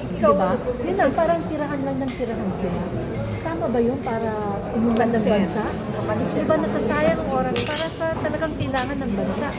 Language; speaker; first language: Filipino; native; Filipino